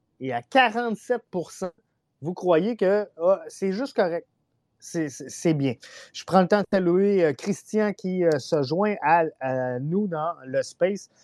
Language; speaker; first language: French; native; French